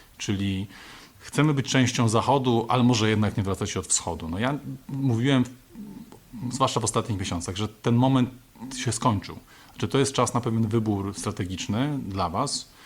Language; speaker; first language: Polish; native; Polish